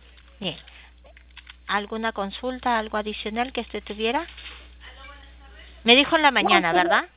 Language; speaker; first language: Spanish; native; Spanish